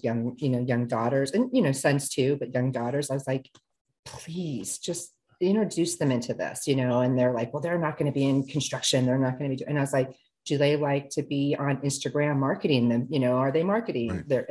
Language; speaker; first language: English; native; English